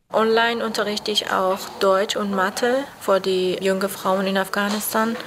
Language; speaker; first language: German; non-native, fluent; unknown